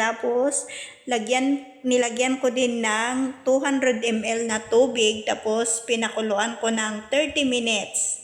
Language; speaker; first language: Filipino; non-native, local second language; Cebuano